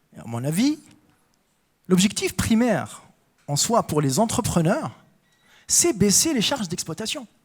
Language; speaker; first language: French; non-native, local second language; Arabic